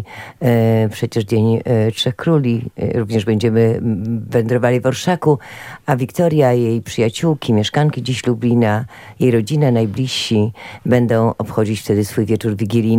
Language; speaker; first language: Polish; native; Polish